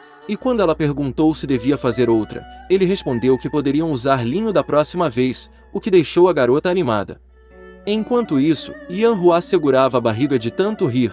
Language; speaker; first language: Portuguese; native; Portuguese